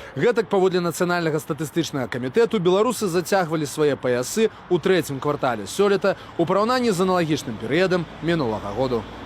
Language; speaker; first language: Belarusian; native; Belarusian